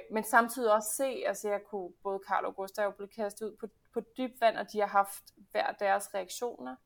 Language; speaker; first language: Danish; early bilingual, heritage; Danish